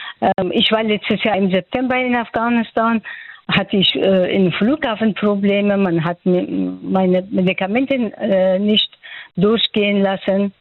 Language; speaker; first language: German; non-native, fluent; Persian